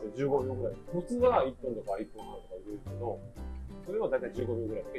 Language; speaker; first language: Japanese; native; Japanese